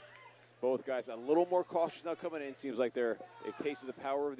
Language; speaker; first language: English; native; English